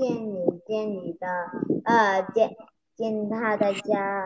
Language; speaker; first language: Chinese; non-native, learner; Vietnamese